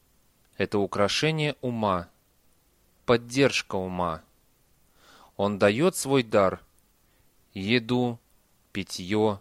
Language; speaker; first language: Russian; native; Russian